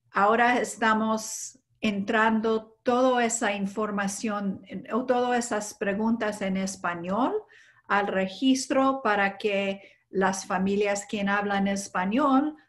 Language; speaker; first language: Spanish; non-native, fluent; English